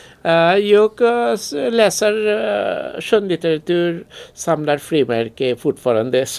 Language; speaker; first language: Swedish; non-native, fluent; Bangla